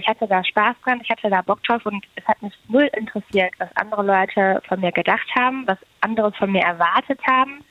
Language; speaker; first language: German; native; German